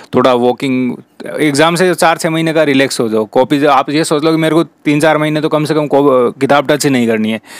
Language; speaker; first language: Hindi; native; Hindi